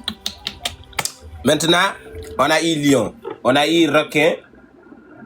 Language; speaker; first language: French; non-native, local second language; Wolof